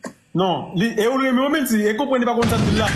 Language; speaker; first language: Spanish; non-native, learner; Haitian Creole